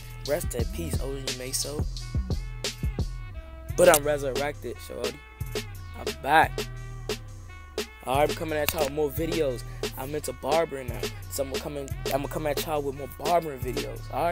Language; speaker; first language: English; native; English